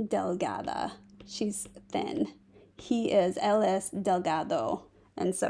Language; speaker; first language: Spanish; non-native, fluent; English